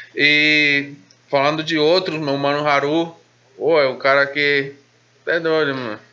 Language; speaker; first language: Portuguese; non-native, fluent; Spanish